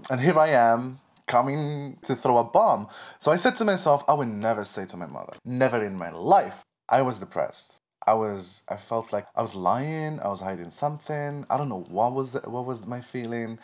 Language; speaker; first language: English; non-native, fluent; Arabic